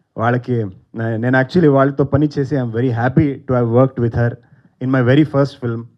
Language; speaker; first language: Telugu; non-native, learner; Kannada